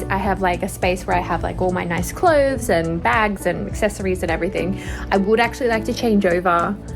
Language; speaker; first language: English; native; English